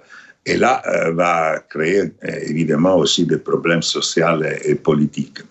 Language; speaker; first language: French; non-native, fluent; Italian